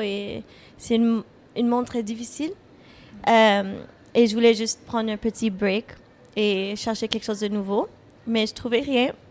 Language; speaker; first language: French; non-native, fluent; English